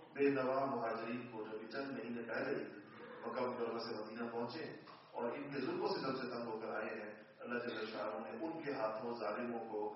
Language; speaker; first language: Urdu; non-native, local second language; Pashto